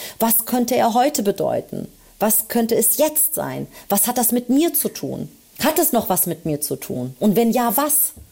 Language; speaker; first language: German; early bilingual, other home language; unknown